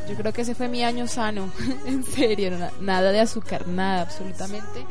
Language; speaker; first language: Spanish; native; Spanish